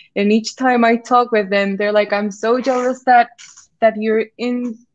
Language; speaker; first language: English; non-native, fluent; Spanish